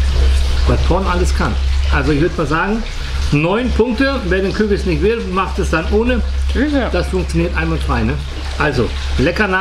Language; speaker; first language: German; native; German